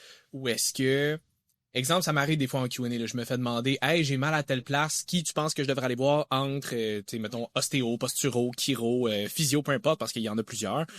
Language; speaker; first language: French; native; French